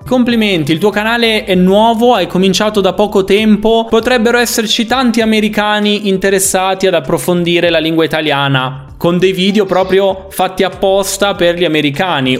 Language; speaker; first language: Italian; native; Italian